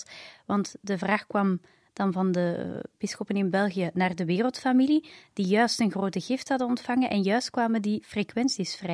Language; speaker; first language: Dutch; native; Dutch